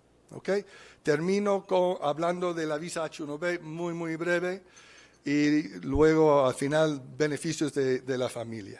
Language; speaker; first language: Spanish; non-native, fluent; English